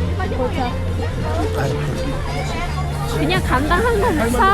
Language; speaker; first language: Korean; non-native, fluent; Vietnamese